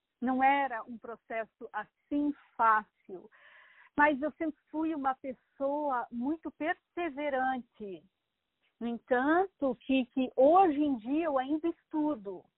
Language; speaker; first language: Portuguese; native; Portuguese